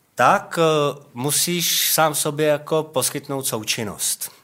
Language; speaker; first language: Czech; native; Czech